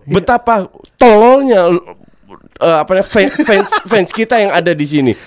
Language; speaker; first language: Indonesian; non-native, fluent; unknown